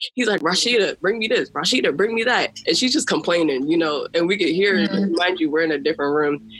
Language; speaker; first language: English; native; English